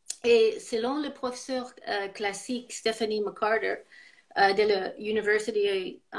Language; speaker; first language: French; non-native, fluent; English